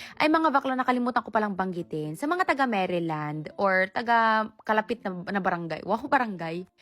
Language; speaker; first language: Filipino; native; Filipino